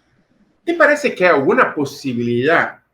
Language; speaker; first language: Spanish; non-native, fluent; Portuguese